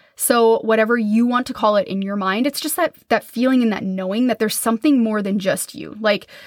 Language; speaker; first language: English; native; English